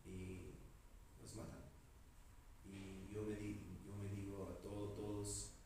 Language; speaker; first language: Spanish; non-native, learner; English